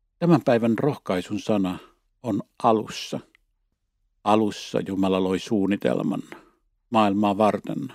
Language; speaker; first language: Finnish; native; Finnish